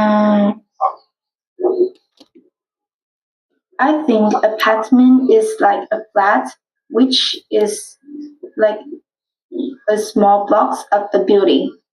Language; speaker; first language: English; non-native, learner; Vietnamese